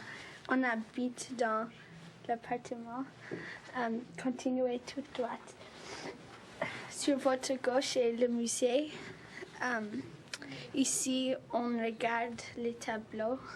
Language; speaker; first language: French; non-native, learner; English